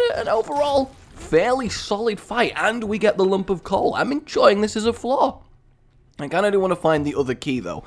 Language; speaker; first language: English; native; English